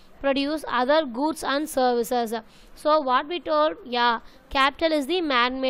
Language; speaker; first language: English; non-native, local second language; Tamil